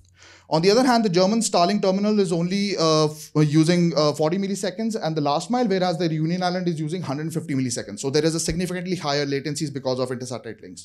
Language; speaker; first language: English; non-native, fluent; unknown